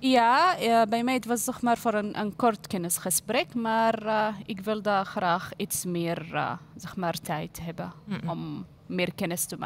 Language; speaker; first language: Dutch; non-native, learner; Arabic